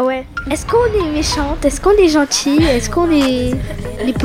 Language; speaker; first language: French; early bilingual, other home language; Arabic